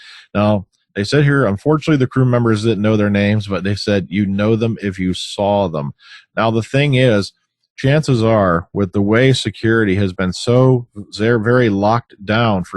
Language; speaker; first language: English; native; English